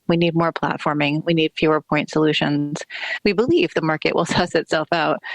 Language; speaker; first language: English; native; English